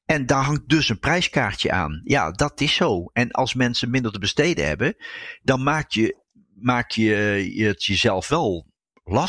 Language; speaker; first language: Dutch; native; Dutch